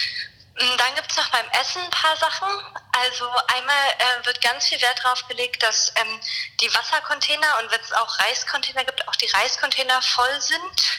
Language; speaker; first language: German; native; German